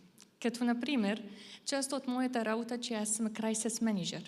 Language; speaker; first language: Bulgarian; non-native, fluent; Arabic